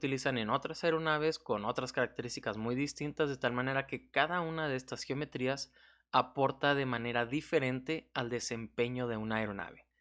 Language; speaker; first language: Spanish; native; Spanish